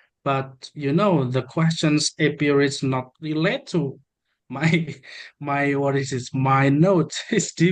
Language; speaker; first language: English; non-native, learner; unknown